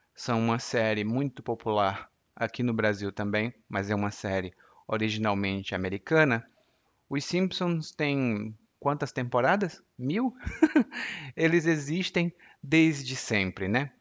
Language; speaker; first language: Portuguese; native; Portuguese